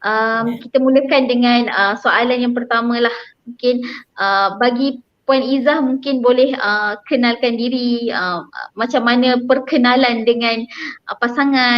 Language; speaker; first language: Malay; native; Malay